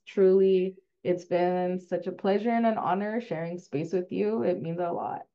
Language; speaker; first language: English; early bilingual, other home language; Spanish